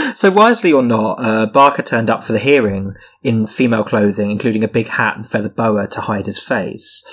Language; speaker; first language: English; native; English